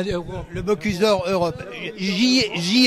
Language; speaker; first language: French; native; French